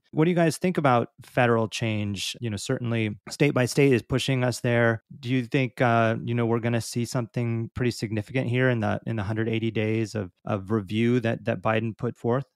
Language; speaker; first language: English; native; English